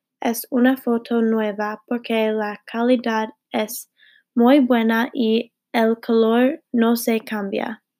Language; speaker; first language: Spanish; non-native, learner; English